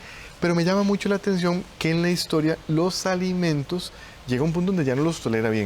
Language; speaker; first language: Spanish; native; Spanish